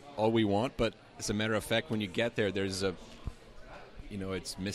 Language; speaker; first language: English; non-native, fluent; Portuguese